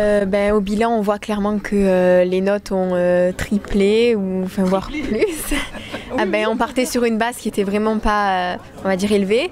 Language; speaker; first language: French; native; French